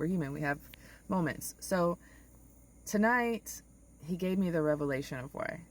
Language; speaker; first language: English; native; English